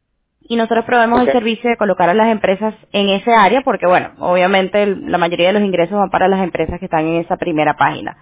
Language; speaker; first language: Spanish; non-native, fluent; English